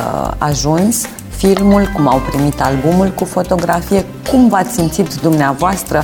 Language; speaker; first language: Romanian; native; Romanian